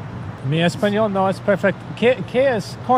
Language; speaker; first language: Spanish; non-native, learner; English